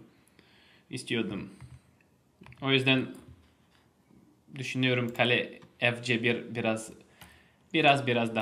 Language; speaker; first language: Turkish; non-native, fluent; Russian